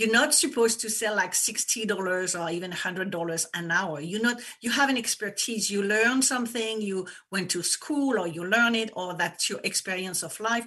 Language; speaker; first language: English; non-native, fluent; French